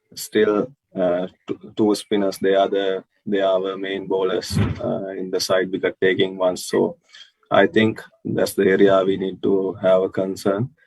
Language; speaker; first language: English; non-native, local second language; Sinhala